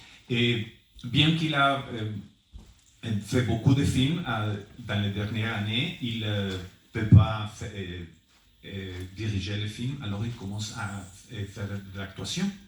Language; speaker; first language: French; non-native, fluent; Spanish